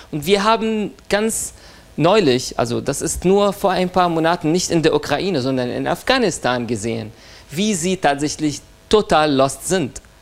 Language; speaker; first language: German; non-native, fluent; Arabic